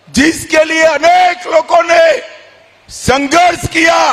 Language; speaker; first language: Hindi; non-native, local second language; Gujarati